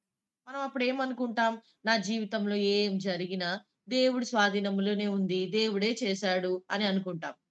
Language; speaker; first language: Telugu; native; Telugu